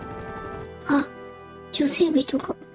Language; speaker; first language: Japanese; native; Japanese